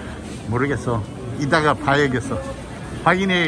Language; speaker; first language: Korean; non-native, fluent; English